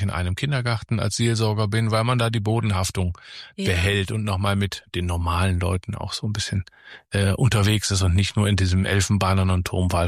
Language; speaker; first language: German; native; German